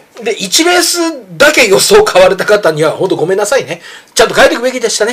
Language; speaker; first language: Japanese; native; Japanese